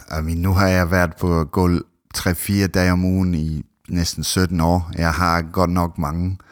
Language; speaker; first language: Danish; non-native, fluent; English